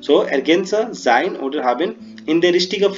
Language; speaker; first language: German; non-native, fluent; Hindi